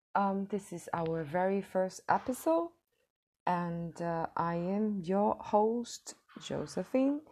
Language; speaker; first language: English; non-native, fluent; Cantonese